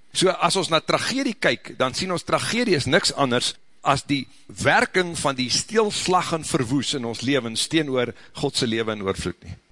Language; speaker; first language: Afrikaans; native; Afrikaans